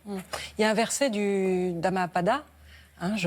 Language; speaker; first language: French; native; French